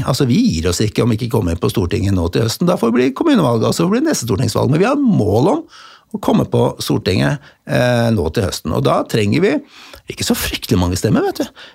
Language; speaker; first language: Norwegian; native; Norwegian